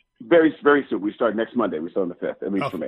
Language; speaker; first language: English; native; English